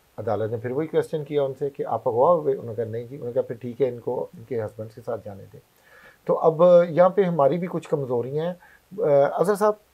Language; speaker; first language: Urdu; non-native, local second language; Punjabi